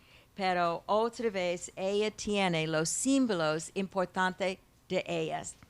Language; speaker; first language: Spanish; non-native, learner; English